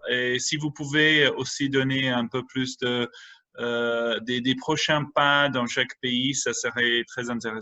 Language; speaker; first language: French; non-native, fluent; English